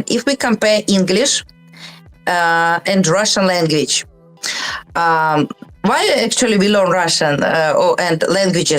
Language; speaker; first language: English; non-native, learner; Russian